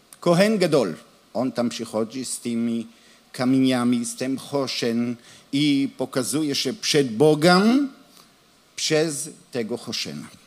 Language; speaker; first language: Polish; non-native, learner; Hebrew